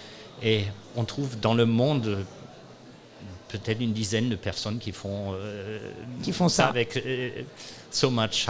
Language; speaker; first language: French; non-native, learner; German